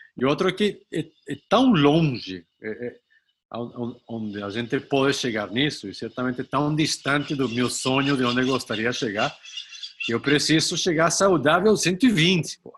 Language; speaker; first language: Portuguese; non-native, fluent; Spanish